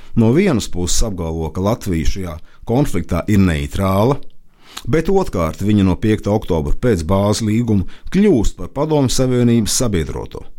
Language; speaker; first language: Latvian; native; Latvian